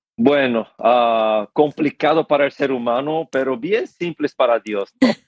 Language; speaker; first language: Spanish; non-native, fluent; Korean